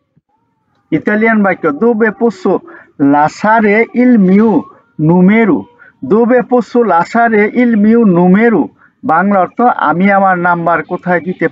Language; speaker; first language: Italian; non-native, learner; Bangla